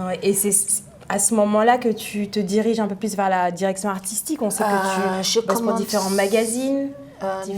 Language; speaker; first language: French; native; French